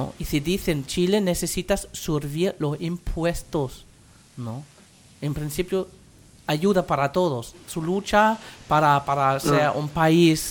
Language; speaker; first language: Spanish; non-native, fluent; German